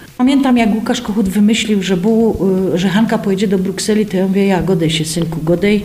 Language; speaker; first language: Polish; native; Polish